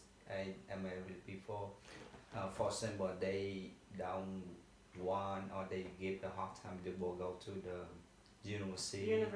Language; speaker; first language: English; non-native, learner; Vietnamese